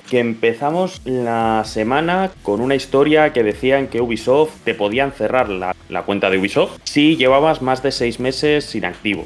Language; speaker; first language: Spanish; native; Spanish